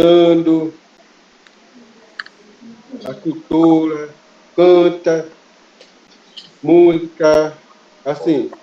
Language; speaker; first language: Portuguese; non-native, local second language; Kayapó